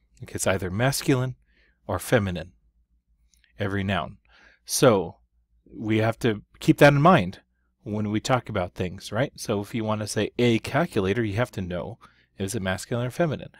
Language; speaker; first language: English; native; English